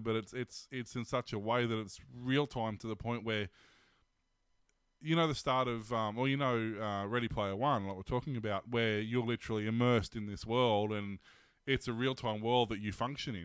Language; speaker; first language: English; native; English